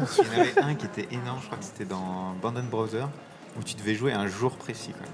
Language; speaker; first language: French; native; French